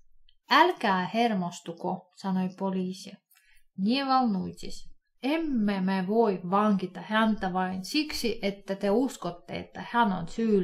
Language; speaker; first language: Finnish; non-native, fluent; Russian